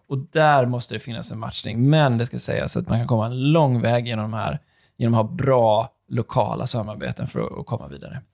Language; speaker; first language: Swedish; native; Swedish